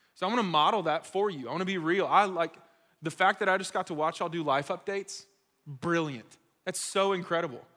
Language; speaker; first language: English; native; English